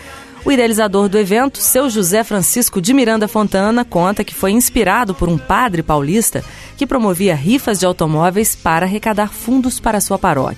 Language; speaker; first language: Portuguese; native; Portuguese